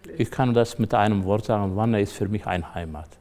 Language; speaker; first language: German; non-native, fluent; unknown